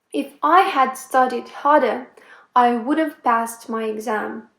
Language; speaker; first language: English; non-native, fluent; Ukrainian